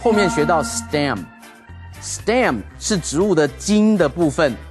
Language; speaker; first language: Chinese; native; Chinese